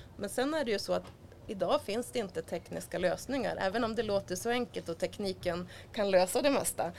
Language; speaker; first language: Swedish; native; Swedish